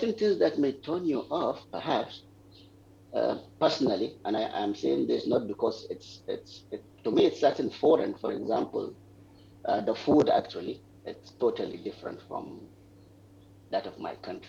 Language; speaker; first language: English; non-native, local second language; Hausa